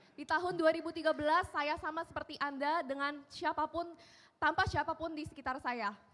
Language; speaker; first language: Indonesian; native; Indonesian